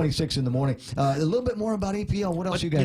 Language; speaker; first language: English; native; English